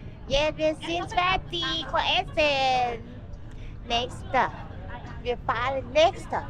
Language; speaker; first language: German; non-native, learner; Thai